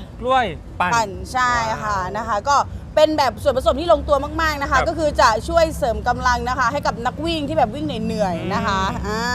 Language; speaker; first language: Thai; native; Thai